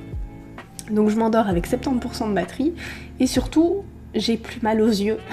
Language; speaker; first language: French; native; French